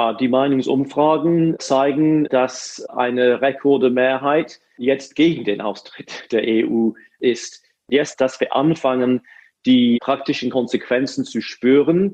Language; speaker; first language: German; non-native, fluent; English